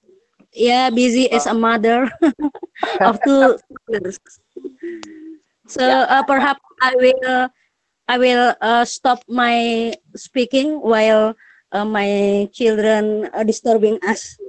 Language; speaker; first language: English; non-native, learner; Banjar